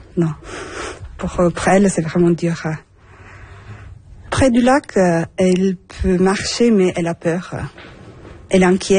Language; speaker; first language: French; non-native, fluent; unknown